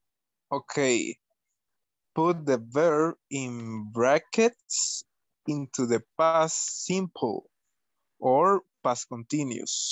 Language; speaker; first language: English; non-native, learner; Spanish